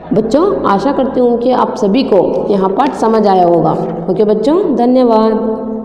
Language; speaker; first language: Hindi; non-native, local second language; Kannada